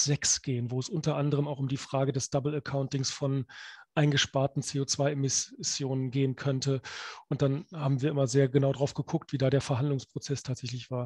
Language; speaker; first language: German; native; German